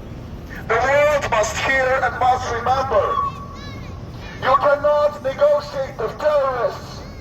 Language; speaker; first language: English; non-native, fluent; Ukrainian